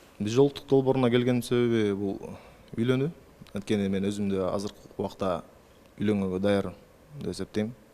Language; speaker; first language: Kyrgyz; native; Kyrgyz